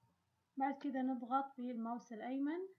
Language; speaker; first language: Arabic; native; Arabic